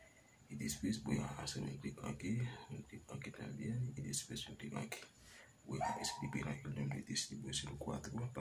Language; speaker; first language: Spanish; non-native, learner; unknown